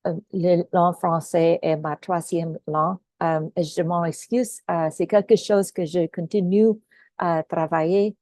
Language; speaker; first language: French; non-native, local second language; Filipino